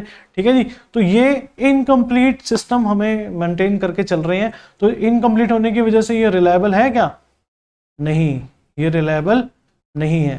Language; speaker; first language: Hindi; native; Hindi